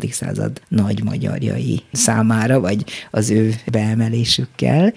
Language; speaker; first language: Hungarian; native; Hungarian